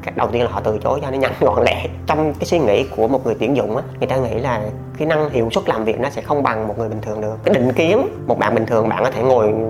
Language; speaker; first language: Vietnamese; native; Vietnamese